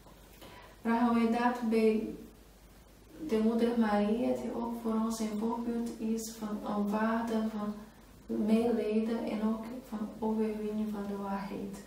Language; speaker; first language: Dutch; non-native, fluent; Portuguese